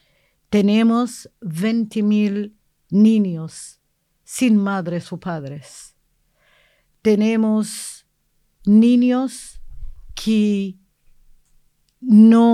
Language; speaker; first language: Spanish; non-native, learner; Arabic